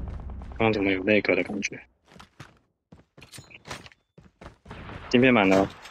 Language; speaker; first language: Chinese; native; Chinese